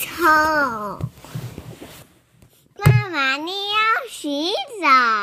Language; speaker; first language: Chinese; early bilingual, heritage; Chinese